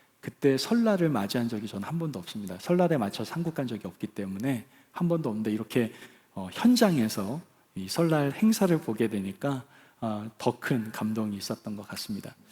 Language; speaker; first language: Korean; native; Korean